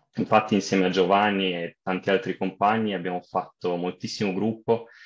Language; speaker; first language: Italian; native; Italian